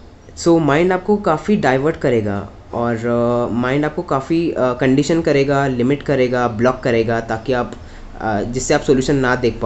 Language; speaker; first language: Hindi; native; Hindi